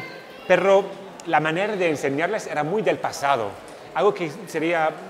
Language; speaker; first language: Spanish; non-native, fluent; English